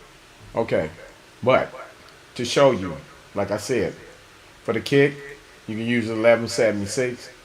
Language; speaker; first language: English; native; English